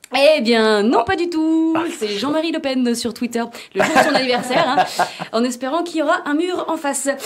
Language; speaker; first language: French; native; French